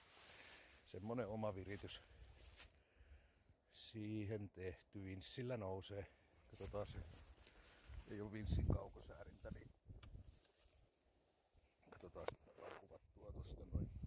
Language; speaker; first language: Finnish; native; Finnish